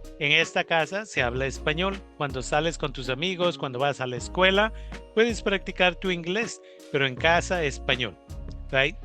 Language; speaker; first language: Spanish; native; Spanish